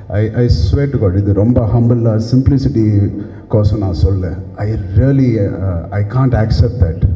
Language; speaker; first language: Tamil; non-native, learner; Telugu